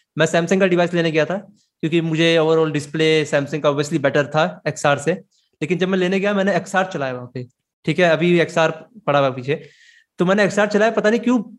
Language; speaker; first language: Hindi; native; Hindi